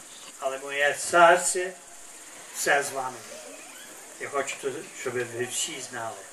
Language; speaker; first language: Ukrainian; early bilingual, heritage; Ukrainian